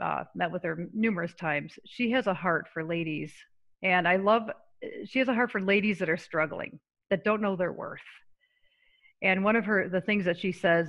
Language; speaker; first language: English; native; English